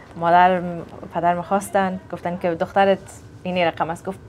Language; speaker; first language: Persian; early bilingual, other home language; English